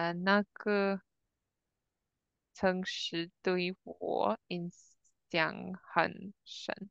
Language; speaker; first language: Chinese; non-native, learner; English